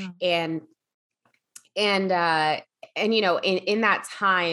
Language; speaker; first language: English; native; English